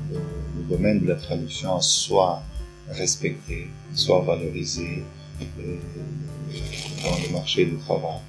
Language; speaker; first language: French; non-native, fluent; Portuguese